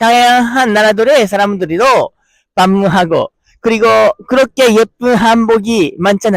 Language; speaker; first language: Korean; non-native, learner; Japanese